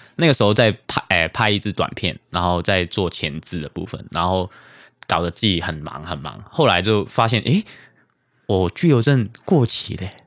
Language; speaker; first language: Chinese; non-native, local second language; Cantonese